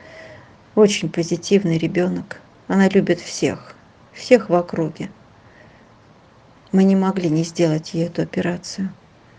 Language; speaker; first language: Russian; native; Russian